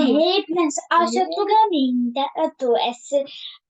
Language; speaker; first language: Lithuanian; early bilingual, heritage; Lithuanian